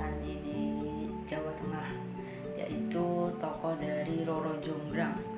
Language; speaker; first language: Indonesian; native; Indonesian